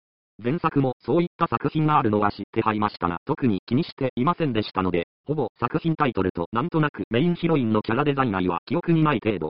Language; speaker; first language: Japanese; native; Japanese